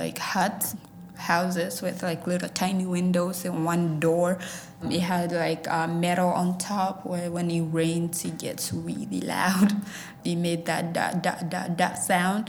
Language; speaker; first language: English; early bilingual, other home language; Somali